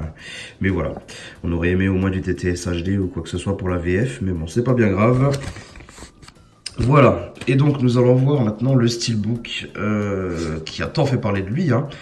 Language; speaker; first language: French; native; French